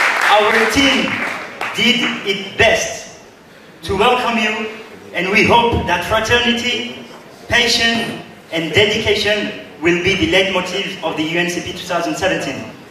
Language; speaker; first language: English; non-native, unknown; French